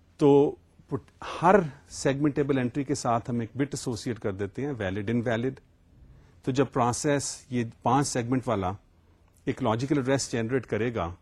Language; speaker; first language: Urdu; native; Urdu